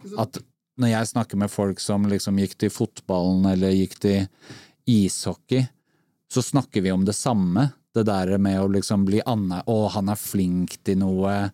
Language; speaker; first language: Norwegian; native; Norwegian